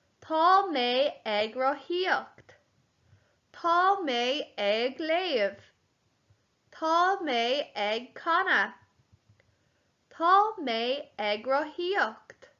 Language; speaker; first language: Irish; non-native, local second language; English